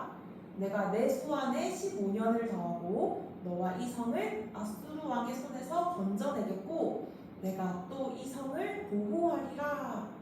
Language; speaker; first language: Korean; native; Korean